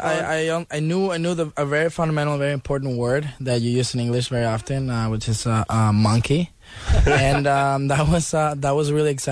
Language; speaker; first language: English; non-native, fluent; Spanish